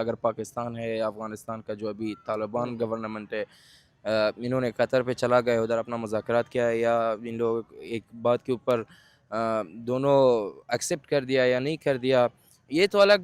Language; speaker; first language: Hindi; non-native, fluent; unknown